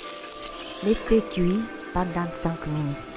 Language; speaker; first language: French; non-native, learner; Japanese